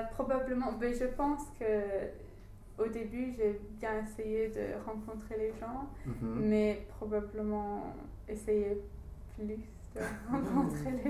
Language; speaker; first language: French; non-native, learner; English